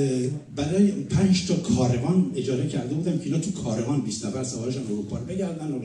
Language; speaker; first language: Persian; native; Persian